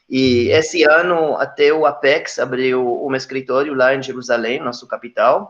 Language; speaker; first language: Portuguese; non-native, fluent; Hebrew